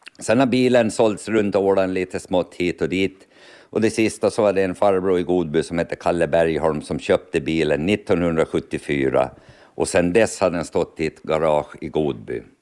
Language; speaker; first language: Swedish; native; Swedish